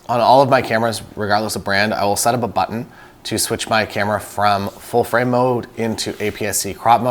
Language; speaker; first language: English; native; English